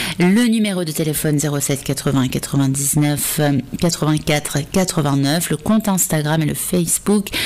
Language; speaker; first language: French; native; French